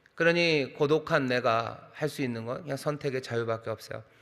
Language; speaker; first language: Korean; native; Korean